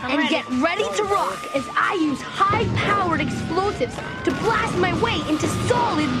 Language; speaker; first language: English; native; English